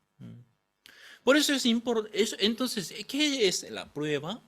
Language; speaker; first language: Spanish; non-native, fluent; Korean